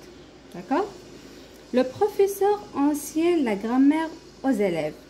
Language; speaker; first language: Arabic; native; Arabic